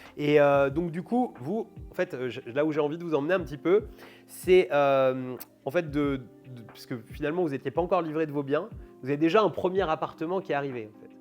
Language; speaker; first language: French; native; French